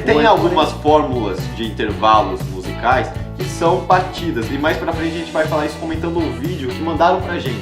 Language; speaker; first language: Portuguese; native; Portuguese